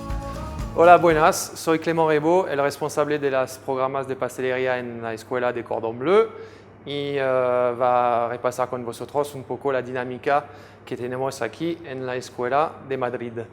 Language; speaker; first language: Spanish; non-native, fluent; French